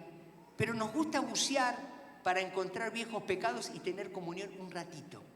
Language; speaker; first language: Spanish; native; Spanish